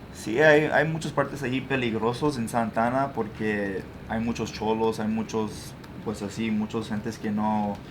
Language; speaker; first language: Spanish; early bilingual, other home language; English